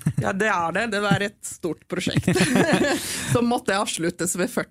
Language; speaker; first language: Norwegian; non-native, fluent; Italian